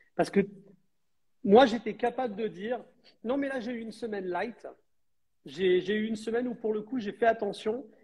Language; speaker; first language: French; native; French